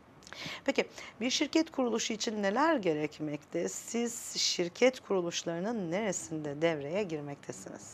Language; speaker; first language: Turkish; native; Turkish